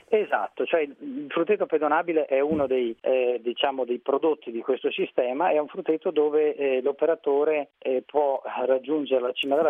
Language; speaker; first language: Italian; native; Italian